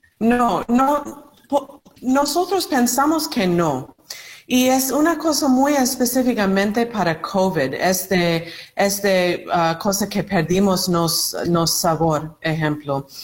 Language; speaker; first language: Spanish; non-native, learner; English